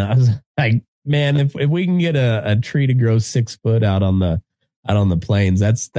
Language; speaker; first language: English; native; English